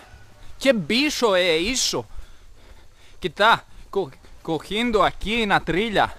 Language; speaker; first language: Portuguese; non-native, learner; Greek